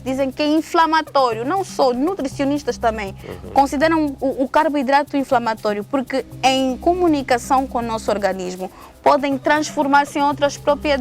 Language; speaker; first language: Portuguese; native; Portuguese